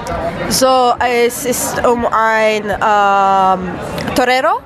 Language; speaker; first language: German; non-native, learner; Romanian